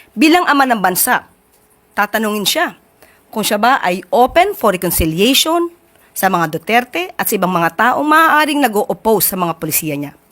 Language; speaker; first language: Filipino; native; Filipino